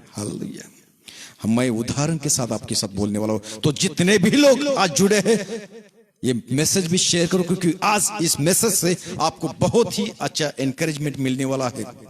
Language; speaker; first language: Hindi; non-native, local second language; Marathi